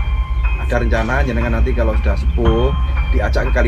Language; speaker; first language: Indonesian; non-native, local second language; Javanese